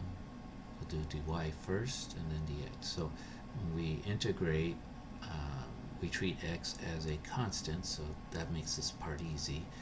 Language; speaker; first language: English; native; English